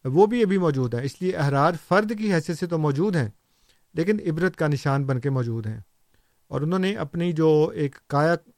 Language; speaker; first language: Urdu; non-native, local second language; Punjabi